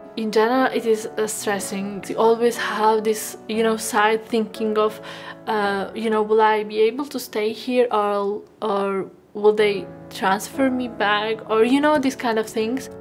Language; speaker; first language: English; non-native, fluent; Arabic